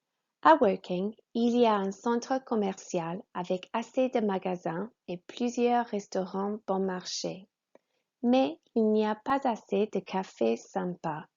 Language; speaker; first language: French; non-native, fluent; English